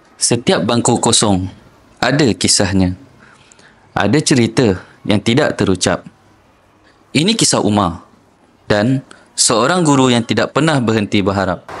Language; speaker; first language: Malay; native; Malay